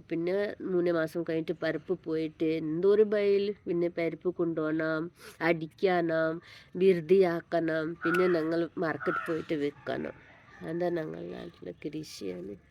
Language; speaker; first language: Malayalam; non-native, learner; Hindi